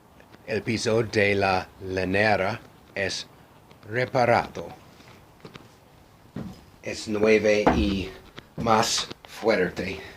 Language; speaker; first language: Spanish; non-native, learner; English